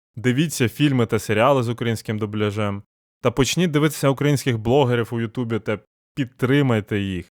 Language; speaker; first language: Ukrainian; non-native, local second language; Russian